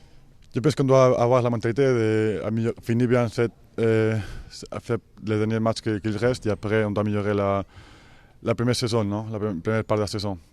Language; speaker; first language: French; non-native, fluent; Spanish